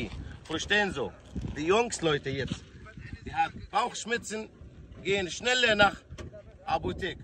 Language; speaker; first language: German; non-native, learner; Arabic